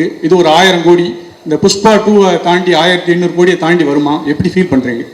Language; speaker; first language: Tamil; native; Tamil